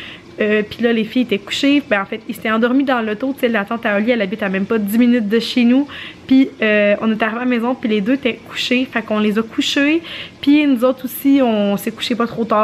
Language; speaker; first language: French; native; French